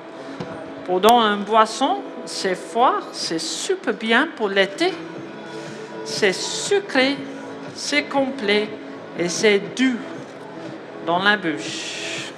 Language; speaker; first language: French; non-native, learner; English